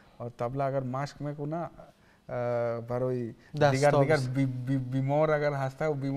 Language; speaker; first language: Persian; non-native, learner; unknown